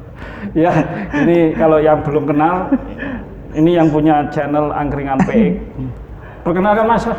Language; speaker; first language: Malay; non-native, local second language; Javanese